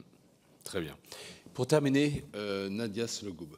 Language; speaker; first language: French; native; French